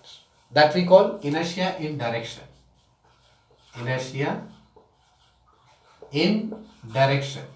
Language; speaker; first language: English; non-native, local second language; Tamil